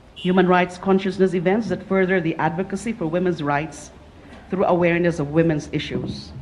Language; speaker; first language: English; non-native, local second language; Filipino